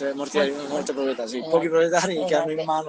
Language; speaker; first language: Italian; native; Italian